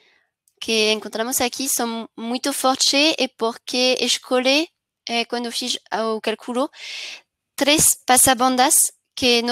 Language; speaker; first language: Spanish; non-native, learner; French